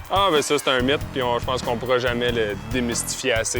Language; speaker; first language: French; native; French